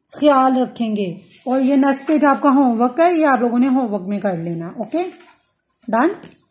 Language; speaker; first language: Urdu; non-native, local second language; Punjabi